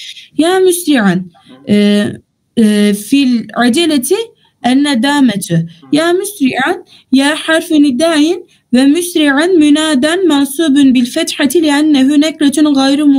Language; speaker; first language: Arabic; non-native, fluent; Turkish